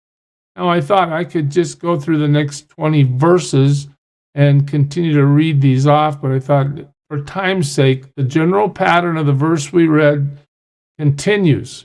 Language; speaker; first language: English; native; English